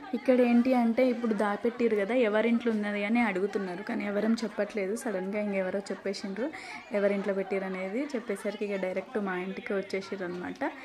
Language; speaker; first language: Telugu; non-native, local second language; Lambadi